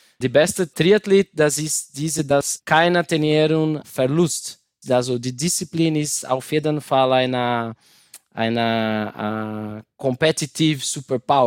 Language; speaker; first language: German; non-native, learner; Portuguese